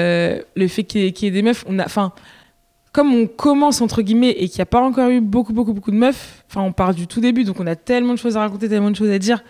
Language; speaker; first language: French; native; French